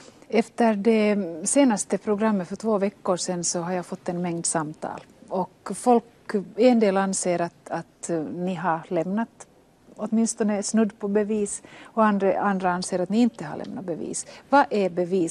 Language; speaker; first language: Swedish; native; Swedish